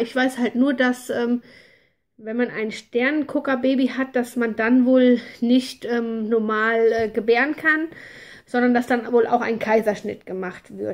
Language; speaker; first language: German; native; German